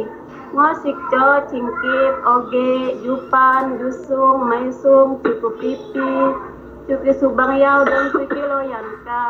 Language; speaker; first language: Cantonese; non-native, learner; Indonesian